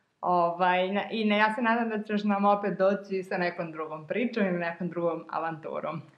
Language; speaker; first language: Serbian; native; Serbian